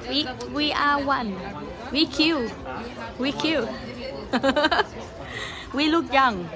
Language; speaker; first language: English; non-native, learner; Thai